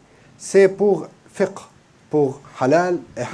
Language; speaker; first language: French; non-native, learner; Arabic